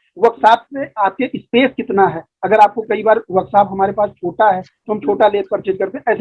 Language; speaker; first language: Hindi; native; Hindi